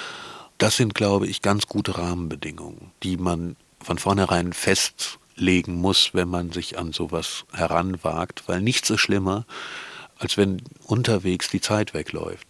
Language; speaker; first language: German; native; German